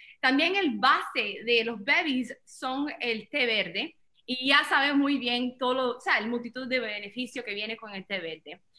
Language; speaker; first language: Spanish; early bilingual, heritage; Spanish